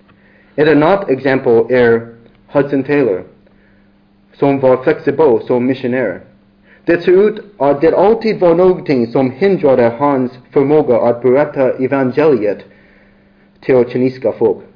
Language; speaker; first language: Swedish; non-native, learner; English